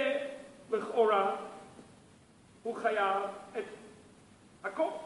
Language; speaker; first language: Hebrew; non-native, fluent; English